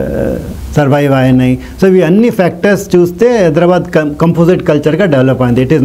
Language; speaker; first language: Telugu; non-native, local second language; Rajasthani